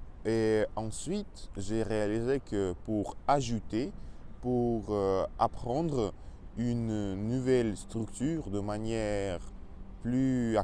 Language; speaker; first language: French; non-native, learner; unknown